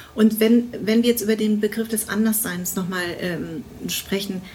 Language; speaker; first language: German; native; German